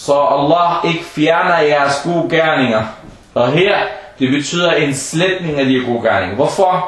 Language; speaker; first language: Danish; non-native, fluent; Arabic